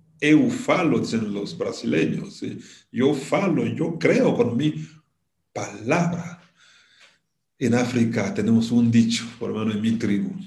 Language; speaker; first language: Spanish; non-native, fluent; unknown